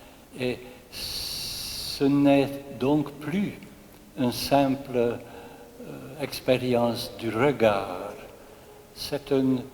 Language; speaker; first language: French; non-native, fluent; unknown